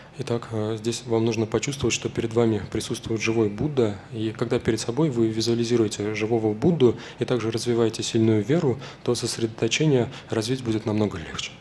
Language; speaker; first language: Russian; native; Russian